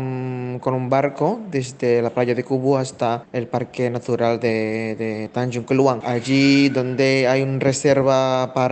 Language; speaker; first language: Spanish; non-native, fluent; Indonesian